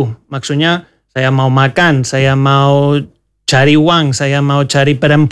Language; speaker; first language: Indonesian; non-native, learner; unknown